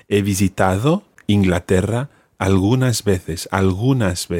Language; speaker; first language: Spanish; non-native, fluent; English